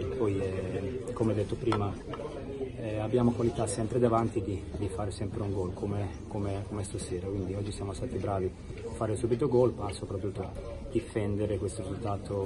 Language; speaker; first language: Italian; non-native, fluent; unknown